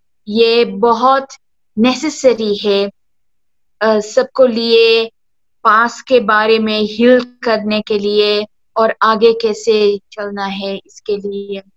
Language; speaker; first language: Hindi; early bilingual, heritage; Hindi